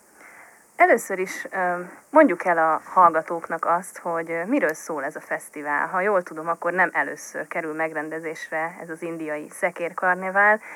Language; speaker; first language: Hungarian; native; Hungarian